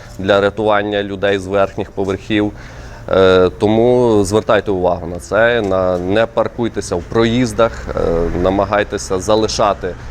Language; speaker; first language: Ukrainian; native; Ukrainian